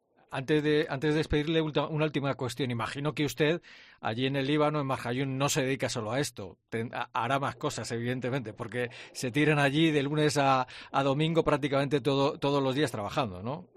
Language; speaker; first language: Spanish; native; Spanish